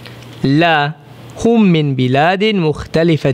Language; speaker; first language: Arabic; non-native, fluent; English